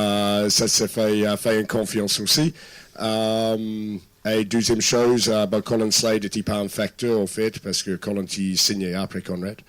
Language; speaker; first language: French; non-native, fluent; English